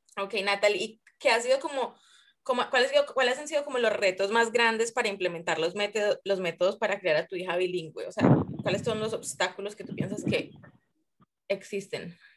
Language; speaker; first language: Spanish; native; Spanish